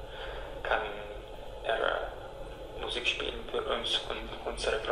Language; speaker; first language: German; non-native, learner; Italian